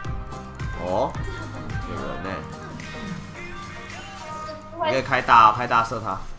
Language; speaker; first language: Chinese; native; Chinese